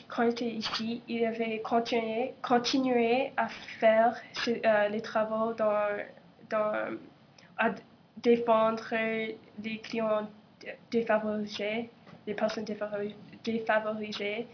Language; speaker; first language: French; non-native, local second language; English